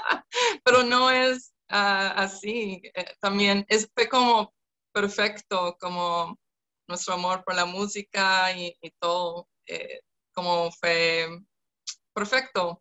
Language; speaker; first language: Spanish; non-native, fluent; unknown